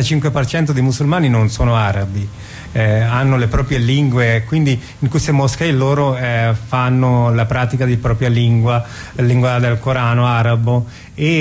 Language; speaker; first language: Italian; non-native, fluent; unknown